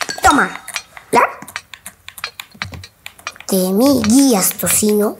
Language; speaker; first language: Spanish; native; Spanish